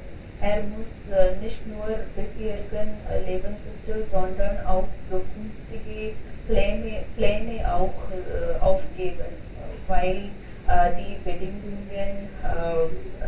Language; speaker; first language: German; non-native, learner; Hindi